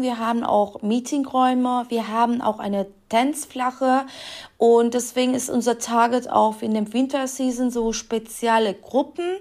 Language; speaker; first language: German; non-native, fluent; Turkish